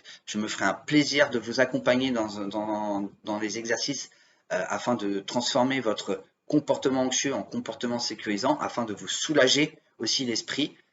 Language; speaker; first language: French; native; French